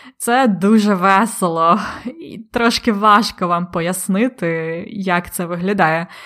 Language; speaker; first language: Ukrainian; native; Ukrainian